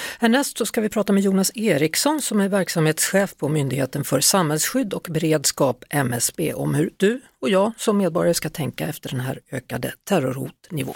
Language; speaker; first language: Swedish; native; Swedish